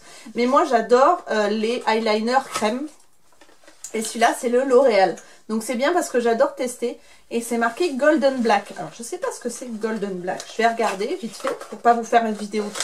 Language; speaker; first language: French; native; French